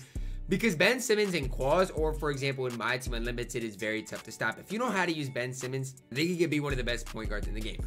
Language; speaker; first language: English; native; English